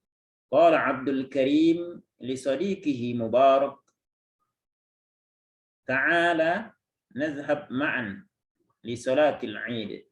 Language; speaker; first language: Arabic; non-native, fluent; Indonesian